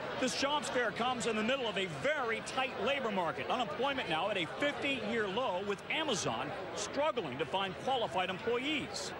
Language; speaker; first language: English; native; English